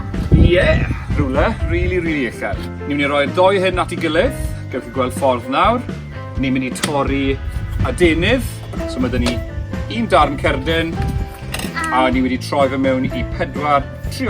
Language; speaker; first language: Welsh; native; Welsh